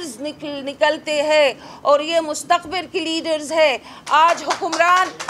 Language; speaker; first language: Urdu; non-native, fluent; Arabic